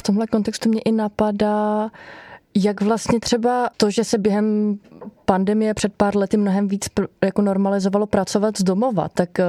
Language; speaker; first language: Czech; native; Czech